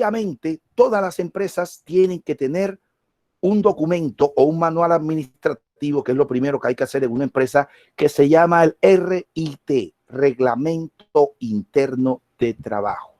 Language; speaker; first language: Spanish; native; Spanish